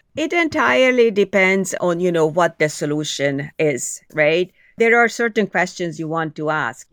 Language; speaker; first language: English; non-native, fluent; Hungarian